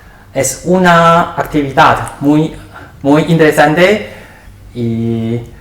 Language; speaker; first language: Spanish; non-native, learner; Chinese